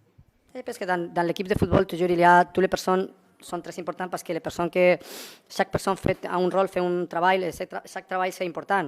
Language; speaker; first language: French; non-native, learner; Spanish